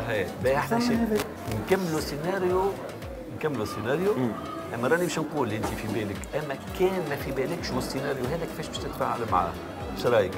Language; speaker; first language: Arabic; native; Arabic